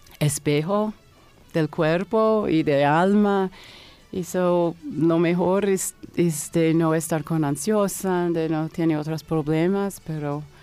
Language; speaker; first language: Spanish; non-native, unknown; English